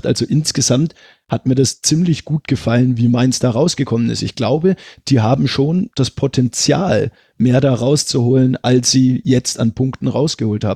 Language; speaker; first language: German; native; German